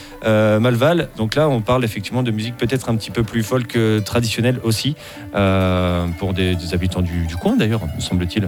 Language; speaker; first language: French; native; French